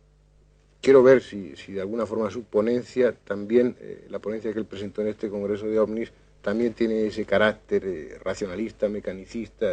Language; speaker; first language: Spanish; native; Spanish